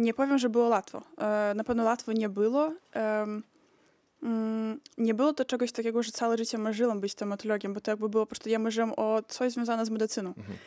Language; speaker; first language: Polish; early bilingual, heritage; Polish